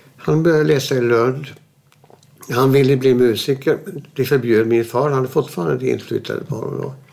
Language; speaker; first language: Swedish; early bilingual, other home language; German